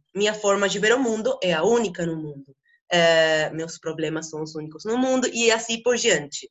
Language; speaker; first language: Portuguese; non-native, fluent; Spanish